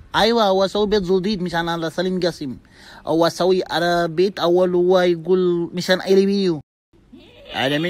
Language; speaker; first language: Arabic; non-native, learner; Bangla